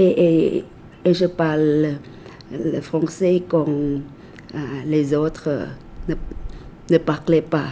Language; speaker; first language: French; non-native, fluent; Thai